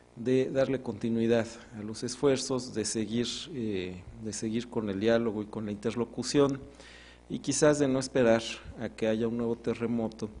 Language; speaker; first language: Spanish; native; Spanish